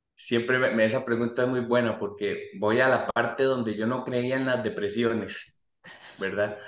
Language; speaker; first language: Spanish; native; Spanish